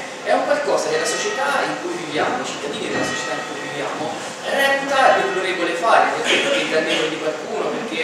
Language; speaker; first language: Italian; native; Italian